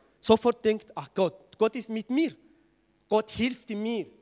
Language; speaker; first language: German; non-native, learner; Tigrinya